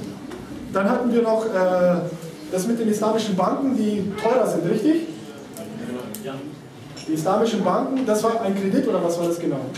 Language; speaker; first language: German; native; German